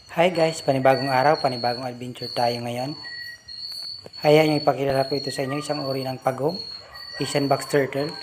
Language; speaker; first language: Filipino; non-native, local second language; Bikol